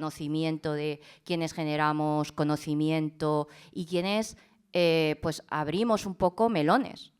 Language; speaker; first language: Spanish; early bilingual, other home language; Chinese